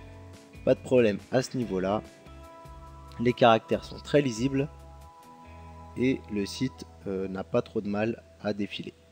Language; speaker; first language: French; native; French